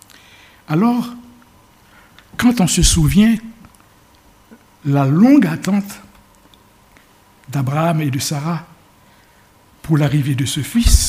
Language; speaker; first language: French; native; French